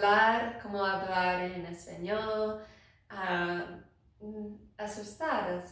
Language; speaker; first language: Spanish; non-native, learner; English